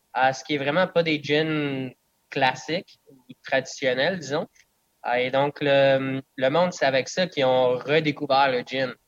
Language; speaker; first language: French; non-native, local second language; English